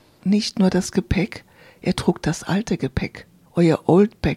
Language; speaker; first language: German; native; German